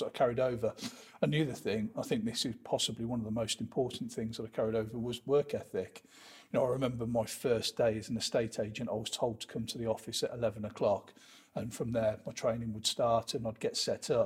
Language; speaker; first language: English; native; English